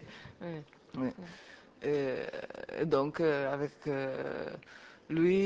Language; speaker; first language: French; non-native, fluent; Italian